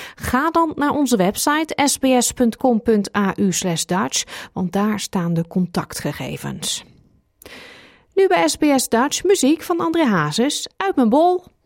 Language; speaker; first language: Dutch; native; Dutch